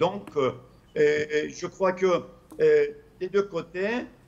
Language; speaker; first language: French; non-native, fluent; Turkish